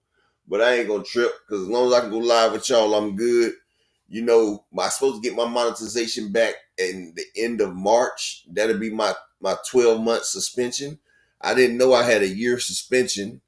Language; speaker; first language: English; native; English